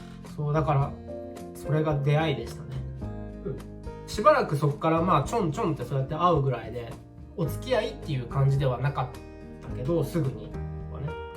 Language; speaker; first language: Japanese; native; Japanese